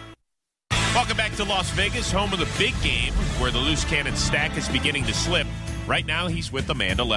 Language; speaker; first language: English; native; English